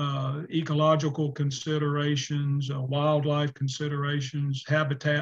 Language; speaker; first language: English; native; English